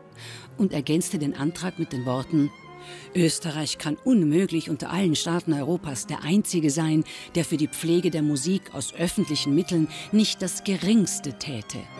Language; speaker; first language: German; native; German